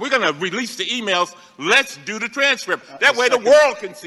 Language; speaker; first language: English; native; English